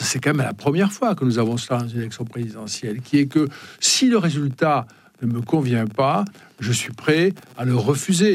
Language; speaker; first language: French; native; French